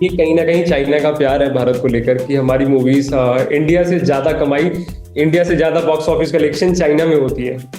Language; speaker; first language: Hindi; native; Hindi